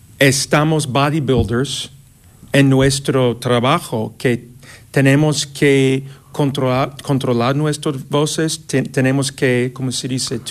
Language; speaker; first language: Spanish; non-native, fluent; English